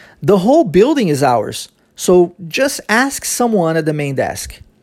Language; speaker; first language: English; early bilingual, other home language; Portuguese